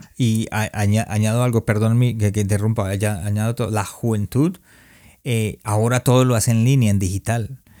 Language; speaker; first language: Spanish; early bilingual, heritage; Spanish